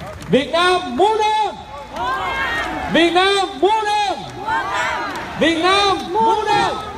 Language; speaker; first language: Vietnamese; native; Vietnamese